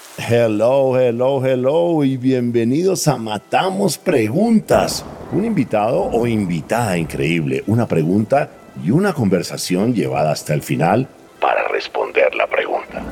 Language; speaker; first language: Spanish; non-native, fluent; English